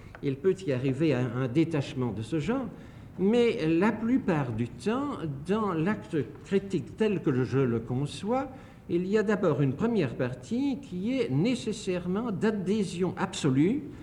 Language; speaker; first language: French; native; French